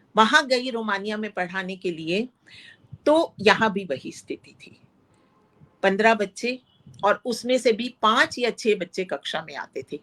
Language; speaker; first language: Hindi; non-native, local second language; Punjabi